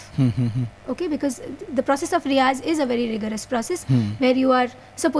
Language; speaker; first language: English; non-native, local second language; Hindi